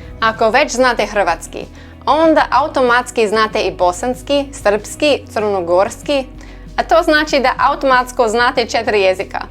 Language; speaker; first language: Croatian; non-native, learner; English